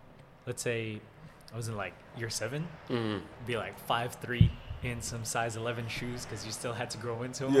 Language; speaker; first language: English; early bilingual, other home language; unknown